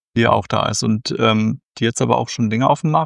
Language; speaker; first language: German; native; German